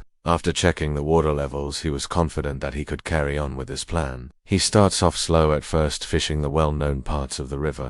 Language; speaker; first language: English; native; English